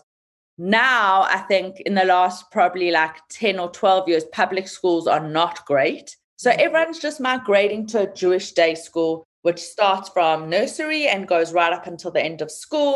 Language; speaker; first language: English; native; English